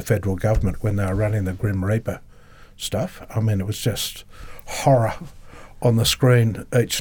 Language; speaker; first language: English; native; English